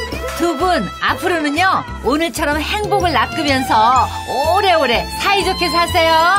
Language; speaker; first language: Korean; native; Korean